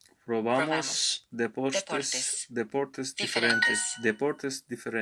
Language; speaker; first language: Spanish; non-native, learner; English